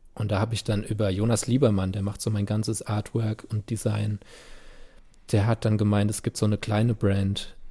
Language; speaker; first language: German; native; German